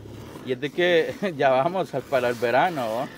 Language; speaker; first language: Spanish; native; Spanish